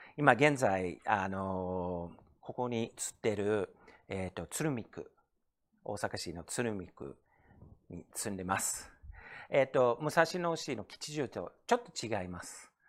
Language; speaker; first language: Japanese; non-native, fluent; English